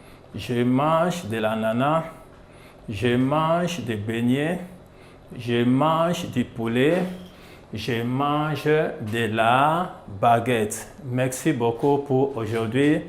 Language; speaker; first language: French; non-native, fluent; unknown